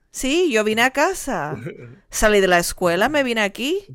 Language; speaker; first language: Spanish; early bilingual, other home language; English